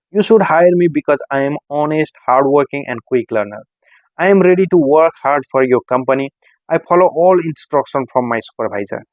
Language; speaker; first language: English; non-native, local second language; Nepali